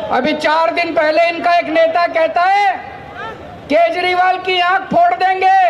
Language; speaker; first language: Hindi; native; Hindi